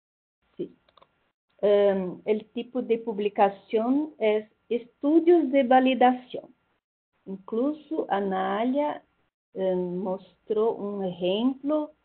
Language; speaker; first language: Spanish; non-native, fluent; Portuguese